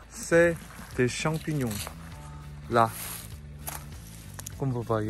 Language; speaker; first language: French; non-native, learner; Korean